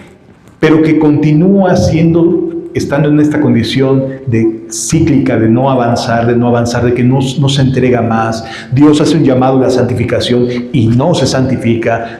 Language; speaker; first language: Spanish; native; Spanish